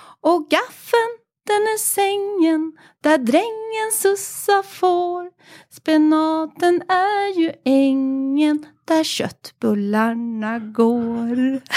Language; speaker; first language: Swedish; native; Swedish